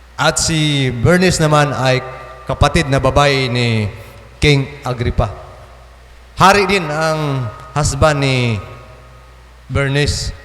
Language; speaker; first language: Filipino; non-native, local second language; Cebuano